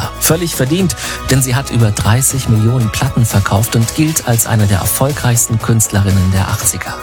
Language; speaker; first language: German; native; German